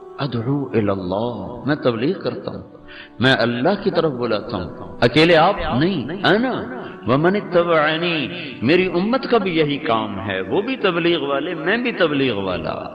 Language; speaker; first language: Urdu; non-native, local second language; Punjabi